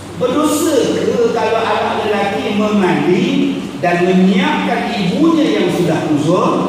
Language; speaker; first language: Malay; native; Malay